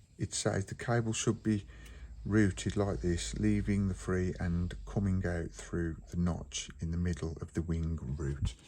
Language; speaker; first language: English; native; English